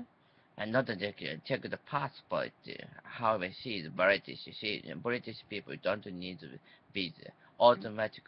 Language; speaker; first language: English; non-native, learner; Japanese